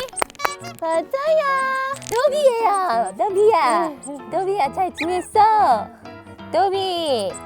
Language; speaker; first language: Korean; non-native, fluent; Japanese